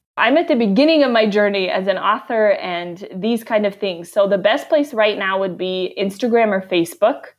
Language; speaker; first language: English; native; English